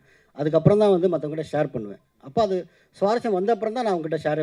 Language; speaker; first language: Tamil; native; Tamil